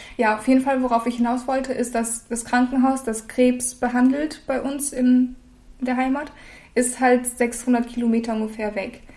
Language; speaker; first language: German; early bilingual, other home language; Russian